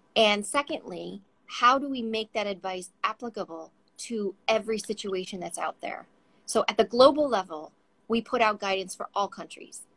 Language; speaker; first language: English; native; English